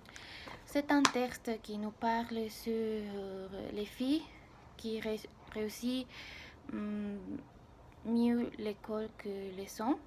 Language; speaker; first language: French; non-native, learner; Spanish